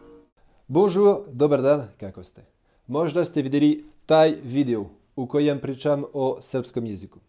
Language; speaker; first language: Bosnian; non-native, learner; French